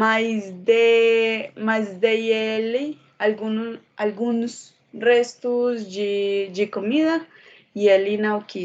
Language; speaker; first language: Portuguese; non-native, learner; Spanish